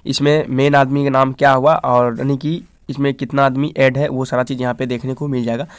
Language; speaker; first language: Hindi; native; Hindi